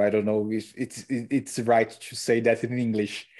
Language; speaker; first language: English; non-native, learner; Portuguese